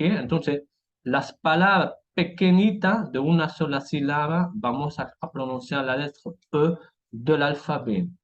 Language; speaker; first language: Spanish; non-native, fluent; French